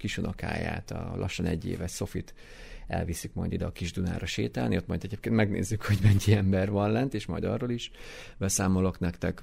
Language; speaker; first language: Hungarian; native; Hungarian